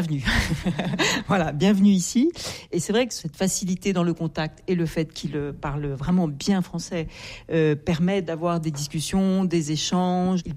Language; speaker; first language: French; native; French